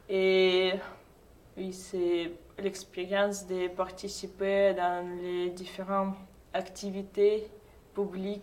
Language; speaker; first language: French; non-native, fluent; Russian